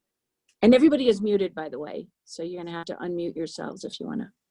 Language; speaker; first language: English; native; English